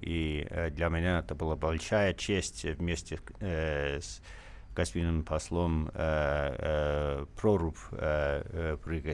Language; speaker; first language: Russian; non-native, fluent; English